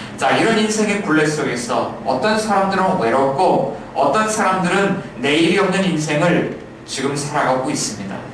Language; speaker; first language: Korean; native; Korean